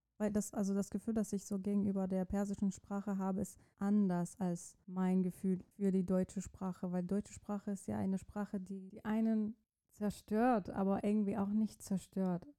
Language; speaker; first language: German; non-native, fluent; Persian